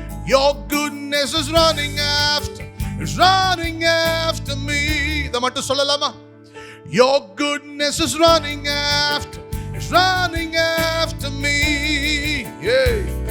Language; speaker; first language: English; non-native, local second language; Tamil